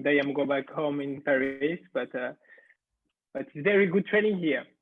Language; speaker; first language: English; non-native, learner; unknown